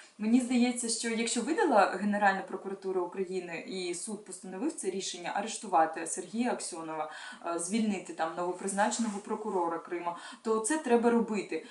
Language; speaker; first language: Ukrainian; non-native, local second language; Russian